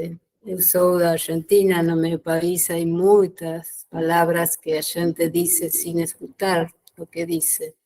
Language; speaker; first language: Portuguese; non-native, learner; Spanish